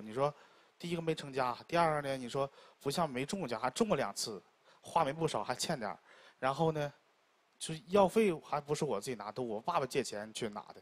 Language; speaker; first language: Chinese; native; Chinese